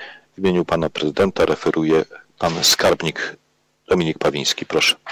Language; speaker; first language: Polish; native; Polish